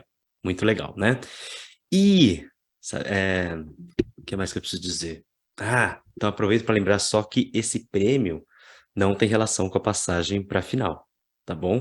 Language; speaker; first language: Portuguese; native; Portuguese